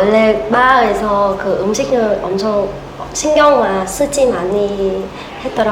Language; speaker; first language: Korean; non-native, learner; Vietnamese